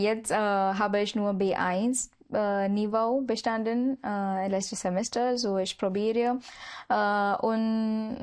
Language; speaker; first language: German; non-native, learner; Marathi